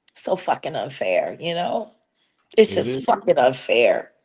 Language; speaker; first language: English; native; English